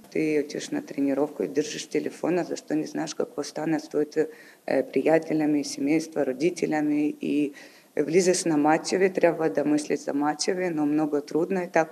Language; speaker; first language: Bulgarian; non-native, learner; Ukrainian